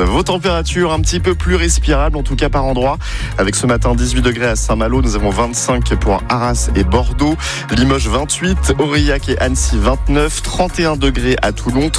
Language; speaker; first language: French; native; French